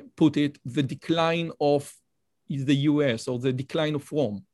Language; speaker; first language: English; non-native, fluent; Hebrew